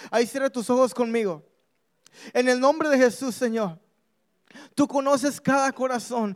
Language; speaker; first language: Spanish; early bilingual, heritage; Spanish